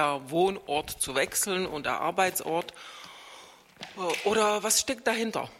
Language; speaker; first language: German; non-native, fluent; Czech